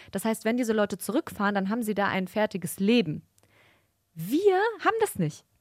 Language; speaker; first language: German; early bilingual, other home language; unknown